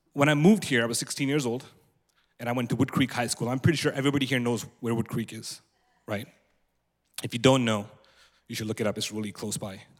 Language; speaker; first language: English; non-native, local second language; Punjabi